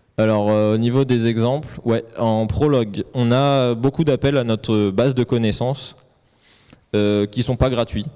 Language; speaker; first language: French; native; French